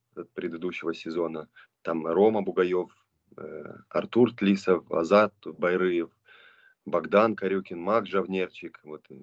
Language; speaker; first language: Russian; non-native, local second language; Romanian